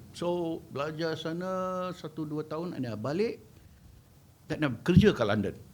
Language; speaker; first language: Malay; non-native, local second language; Tamil